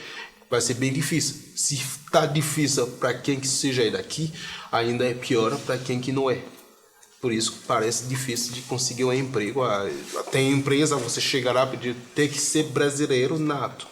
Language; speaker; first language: Portuguese; non-native, fluent; Haitian Creole